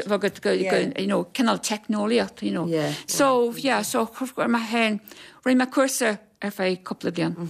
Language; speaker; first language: Irish; native; Irish